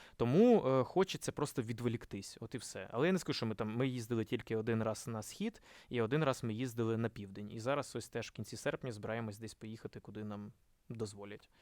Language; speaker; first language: Ukrainian; non-native, local second language; Russian